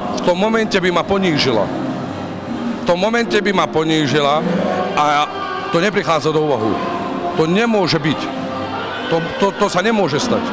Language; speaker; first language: Slovak; non-native, local second language; Romany